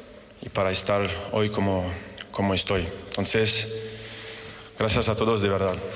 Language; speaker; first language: Spanish; non-native, fluent; French